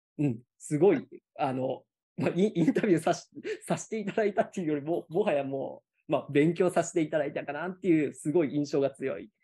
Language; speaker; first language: Japanese; native; Japanese